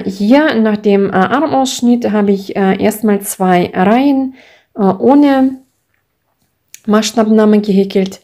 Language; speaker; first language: German; non-native, fluent; Russian